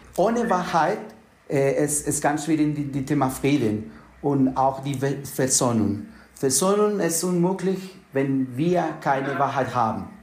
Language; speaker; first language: German; non-native, learner; Spanish